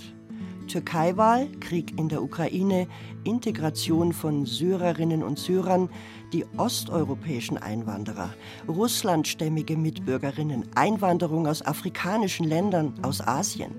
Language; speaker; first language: German; native; German